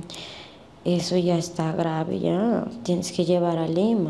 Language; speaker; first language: Spanish; native; Spanish